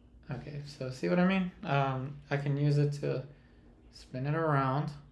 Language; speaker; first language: English; early bilingual, other home language; Spanish